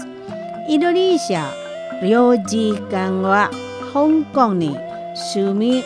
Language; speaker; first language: Japanese; non-native, fluent; Indonesian